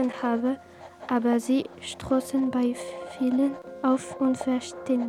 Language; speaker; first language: German; non-native, learner; French